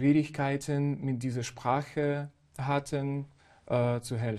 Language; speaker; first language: German; non-native, fluent; Ukrainian